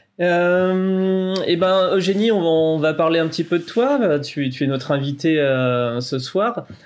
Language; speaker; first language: French; native; French